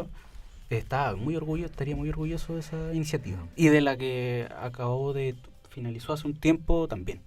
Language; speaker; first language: Spanish; native; Spanish